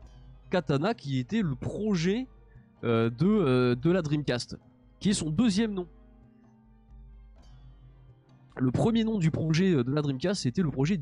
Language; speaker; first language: French; native; French